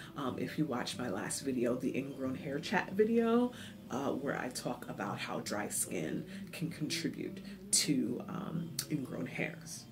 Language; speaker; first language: English; native; English